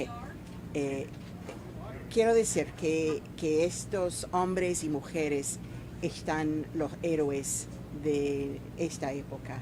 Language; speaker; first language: Spanish; non-native, fluent; English